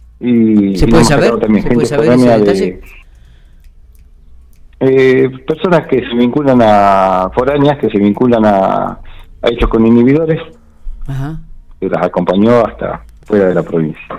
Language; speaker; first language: Spanish; native; Spanish